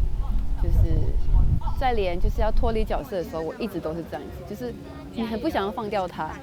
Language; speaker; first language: Chinese; native; Chinese